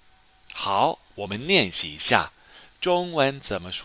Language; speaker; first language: Chinese; non-native, fluent; English